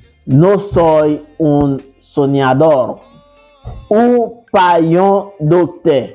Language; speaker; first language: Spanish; non-native, fluent; Haitian Creole